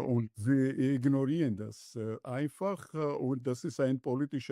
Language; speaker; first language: German; non-native, learner; Georgian